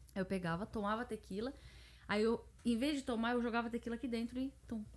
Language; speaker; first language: Portuguese; early bilingual, heritage; Portuguese